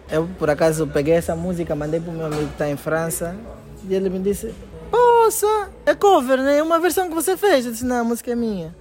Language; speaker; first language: Portuguese; native; Portuguese